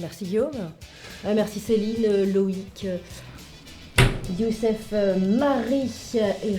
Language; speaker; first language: French; native; French